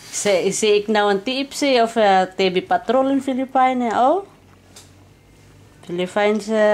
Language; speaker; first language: Dutch; non-native, learner; Cebuano